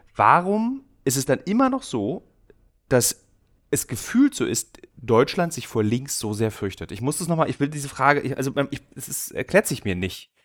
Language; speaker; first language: German; native; German